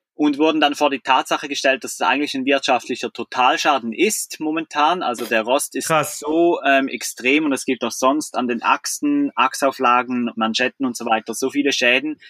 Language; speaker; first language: German; native; German